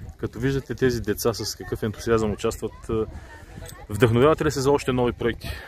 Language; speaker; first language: Bulgarian; native; Bulgarian